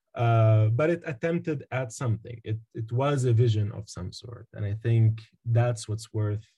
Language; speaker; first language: English; non-native, fluent; Arabic